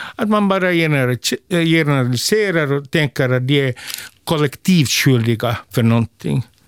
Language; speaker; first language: Swedish; non-native, local second language; Finnish